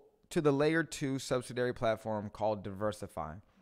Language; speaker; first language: English; early bilingual, other home language; Spanish